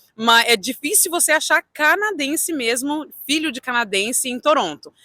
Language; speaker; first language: Portuguese; early bilingual, heritage; Portuguese